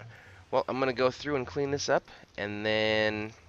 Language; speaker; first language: English; native; English